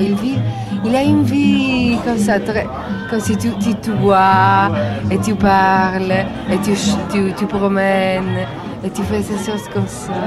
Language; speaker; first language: French; non-native, learner; Italian